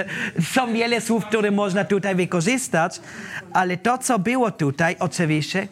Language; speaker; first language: Polish; non-native, learner; German